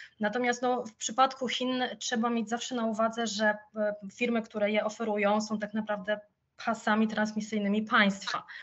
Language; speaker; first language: Polish; native; Polish